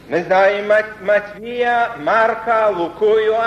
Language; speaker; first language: Russian; non-native, fluent; Polish